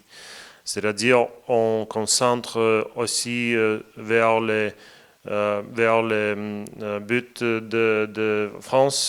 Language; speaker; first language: French; non-native, fluent; Latvian